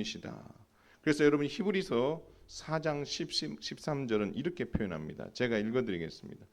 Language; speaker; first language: Korean; native; Korean